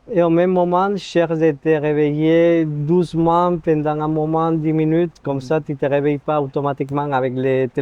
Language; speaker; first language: French; non-native, fluent; Spanish